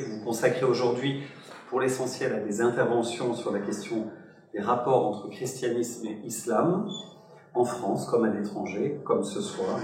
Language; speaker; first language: French; native; French